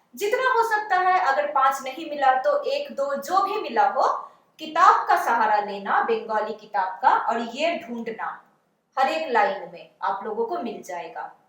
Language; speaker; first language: Hindi; non-native, local second language; Bangla